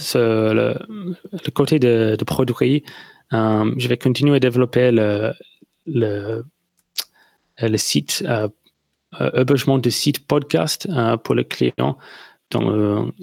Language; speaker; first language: French; non-native, fluent; English